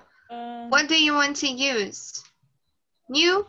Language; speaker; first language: English; non-native, fluent; Portuguese